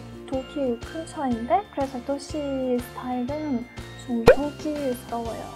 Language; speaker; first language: Korean; non-native, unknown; French